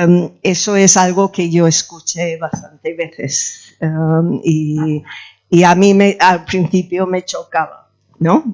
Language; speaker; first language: Spanish; non-native, fluent; English